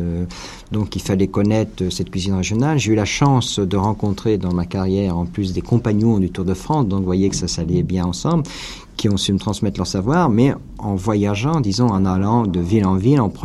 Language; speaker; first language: French; native; French